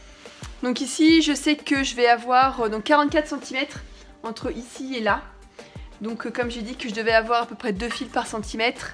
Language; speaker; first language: French; native; French